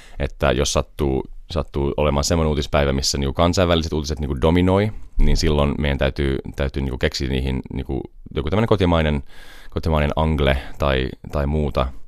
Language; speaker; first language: Finnish; early bilingual, heritage; Finnish